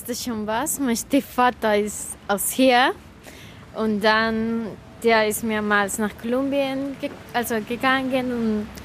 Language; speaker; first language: German; non-native, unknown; Spanish